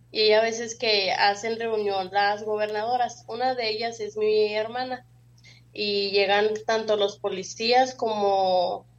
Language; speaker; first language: Spanish; native; Spanish